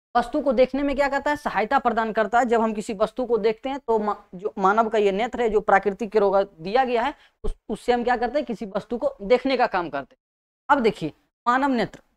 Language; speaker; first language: Hindi; native; Hindi